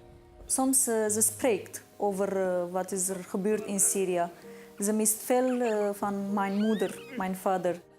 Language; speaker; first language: Dutch; non-native, learner; Arabic